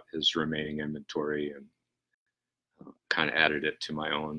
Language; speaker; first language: English; native; English